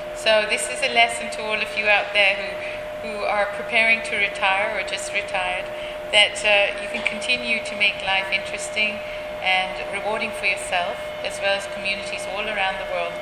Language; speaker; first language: English; non-native, local second language; Ganda